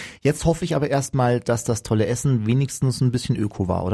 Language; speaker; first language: German; native; German